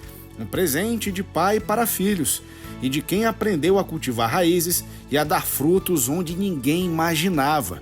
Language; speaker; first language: Portuguese; native; Portuguese